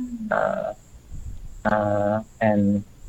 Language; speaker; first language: English; non-native, learner; Thai